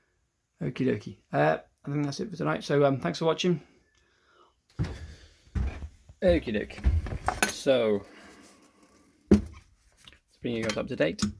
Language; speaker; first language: English; native; English